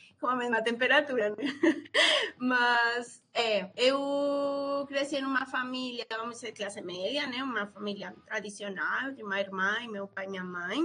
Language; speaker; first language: Portuguese; non-native, fluent; Spanish